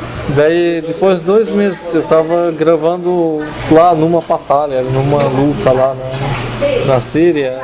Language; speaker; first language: Portuguese; non-native, fluent; Arabic